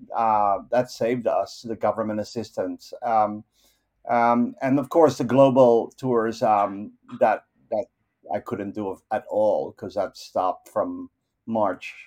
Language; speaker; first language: English; non-native, local second language; Filipino